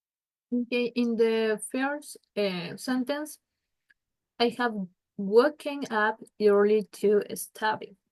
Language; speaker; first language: English; non-native, learner; Spanish